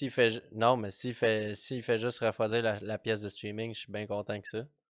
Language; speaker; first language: French; native; French